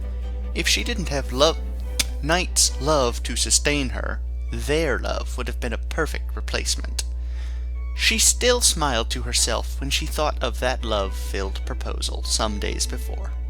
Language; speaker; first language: English; native; English